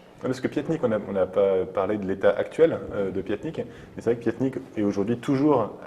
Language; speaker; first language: French; native; French